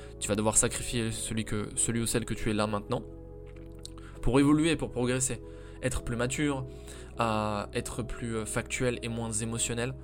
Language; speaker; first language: French; native; French